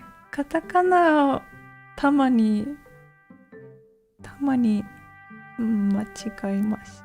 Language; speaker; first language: Japanese; non-native, learner; English